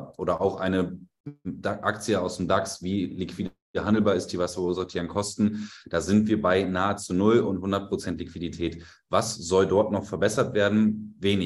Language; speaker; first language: German; native; German